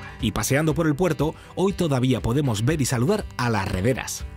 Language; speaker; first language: Spanish; native; Spanish